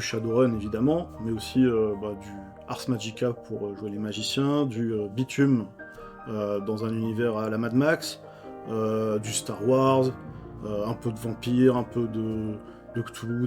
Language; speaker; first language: French; native; French